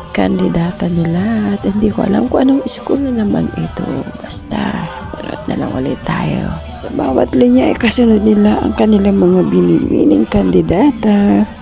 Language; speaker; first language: Filipino; non-native, local second language; Pangasinan